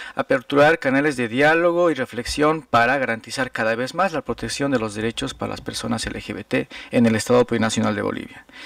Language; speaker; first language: Spanish; native; Spanish